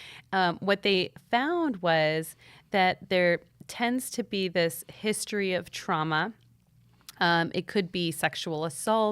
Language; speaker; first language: English; native; English